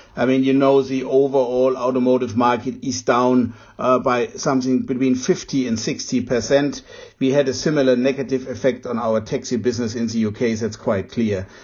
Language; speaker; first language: English; non-native, fluent; German